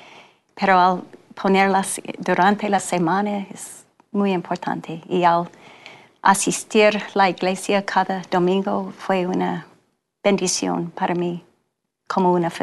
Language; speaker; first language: Spanish; non-native, fluent; English